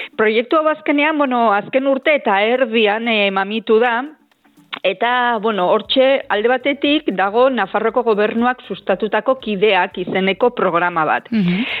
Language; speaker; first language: Basque; native; Basque